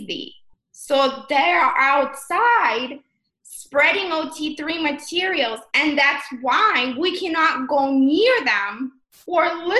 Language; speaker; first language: English; early bilingual, other home language; Russian